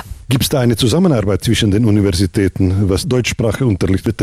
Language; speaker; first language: German; non-native, fluent; Slovak